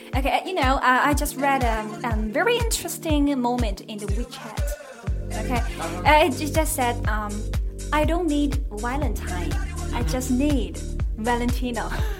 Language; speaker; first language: English; non-native, fluent; Chinese